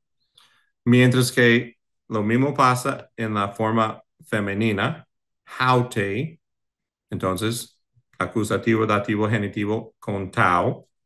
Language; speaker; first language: Spanish; non-native, fluent; English